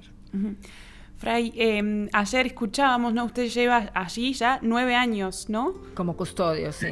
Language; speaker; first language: Spanish; native; Spanish